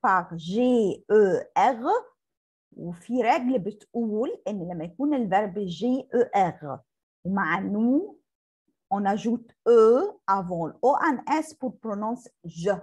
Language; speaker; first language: French; non-native, learner; Arabic